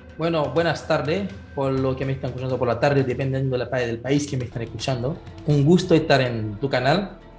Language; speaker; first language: Spanish; non-native, fluent; Haitian Creole